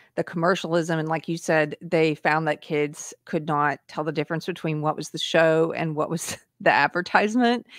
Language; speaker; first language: English; native; English